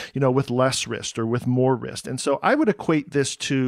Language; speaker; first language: English; native; English